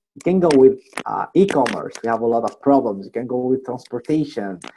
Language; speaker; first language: English; non-native, fluent; Arabic